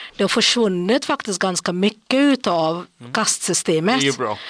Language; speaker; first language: Swedish; non-native, fluent; English